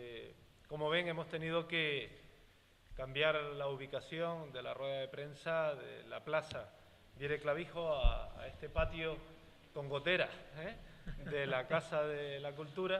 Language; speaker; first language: Spanish; native; Spanish